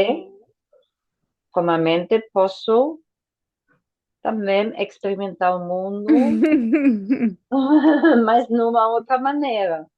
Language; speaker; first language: Portuguese; non-native, fluent; Spanish